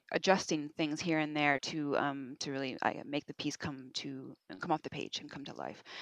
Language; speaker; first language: English; native; English